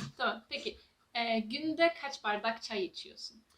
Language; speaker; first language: Turkish; native; Turkish